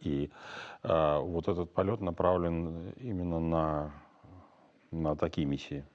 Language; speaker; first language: Russian; native; Russian